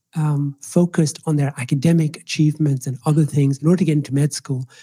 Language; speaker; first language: English; non-native, local second language; Swahili